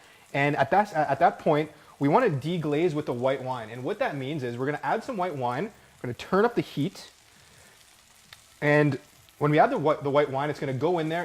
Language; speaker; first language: English; native; English